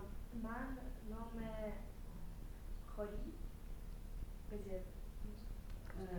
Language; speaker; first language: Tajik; non-native, learner; Russian